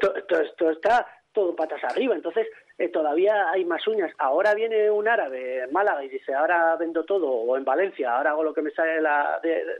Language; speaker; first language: Spanish; native; Spanish